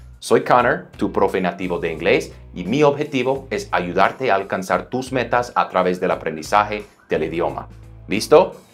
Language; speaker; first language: Spanish; non-native, fluent; English